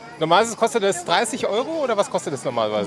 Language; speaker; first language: German; native; German